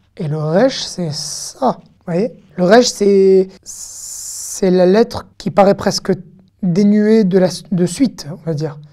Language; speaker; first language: French; native; French